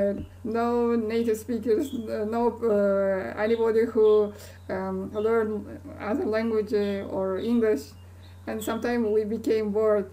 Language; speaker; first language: English; non-native, learner; Kazakh